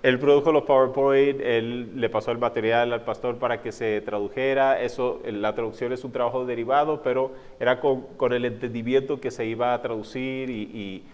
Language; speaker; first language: Spanish; non-native, fluent; English